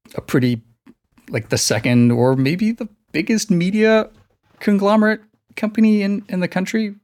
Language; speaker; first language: English; non-native, fluent; Icelandic